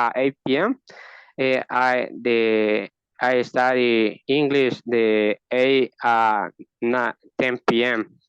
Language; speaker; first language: English; non-native, learner; Spanish